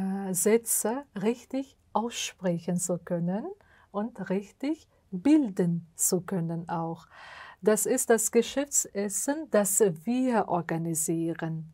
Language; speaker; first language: German; non-native, fluent; Uzbek